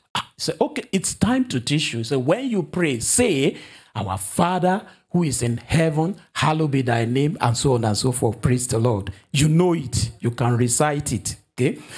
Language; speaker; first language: English; non-native, local second language; Yoruba